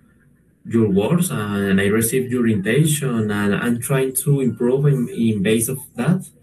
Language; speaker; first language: English; non-native, learner; Spanish